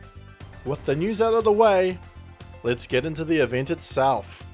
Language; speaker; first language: English; native; English